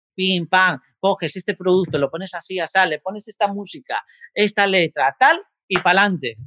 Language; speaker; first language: Spanish; native; Spanish